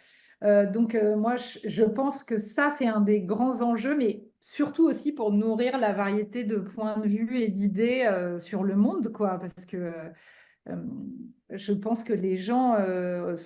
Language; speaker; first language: French; native; French